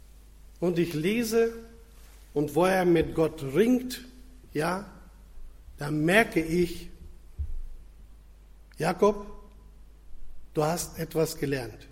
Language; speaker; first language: German; non-native, fluent; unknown